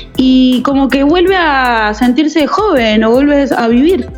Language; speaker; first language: Spanish; native; Spanish